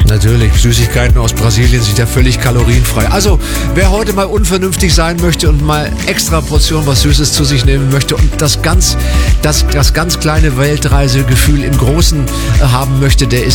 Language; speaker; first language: German; native; German